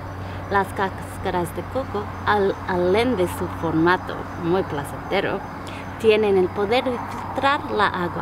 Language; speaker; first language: Spanish; non-native, learner; English